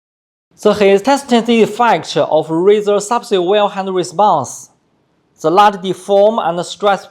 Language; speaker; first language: English; non-native, fluent; Chinese